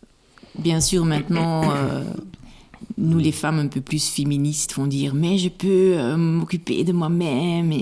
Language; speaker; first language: French; non-native, local second language; Dutch